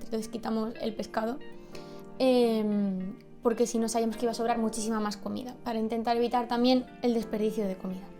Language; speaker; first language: Spanish; native; Spanish